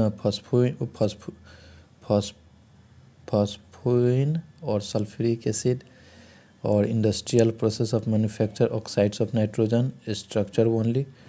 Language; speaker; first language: Hindi; native; Hindi